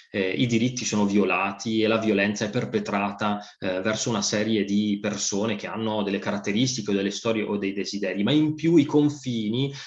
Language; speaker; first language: Italian; native; Italian